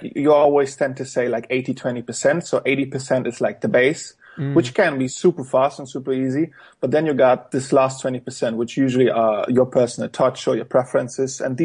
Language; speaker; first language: English; non-native, fluent; German